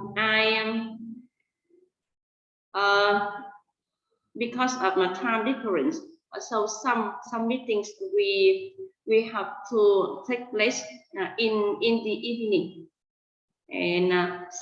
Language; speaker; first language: English; non-native, fluent; Vietnamese